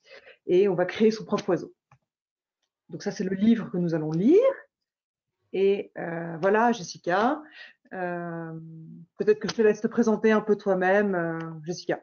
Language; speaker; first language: French; native; French